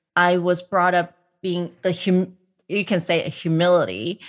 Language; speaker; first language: English; non-native, local second language; Cantonese